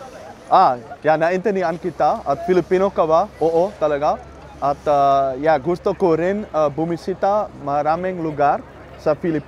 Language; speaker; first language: Filipino; non-native, learner; Dutch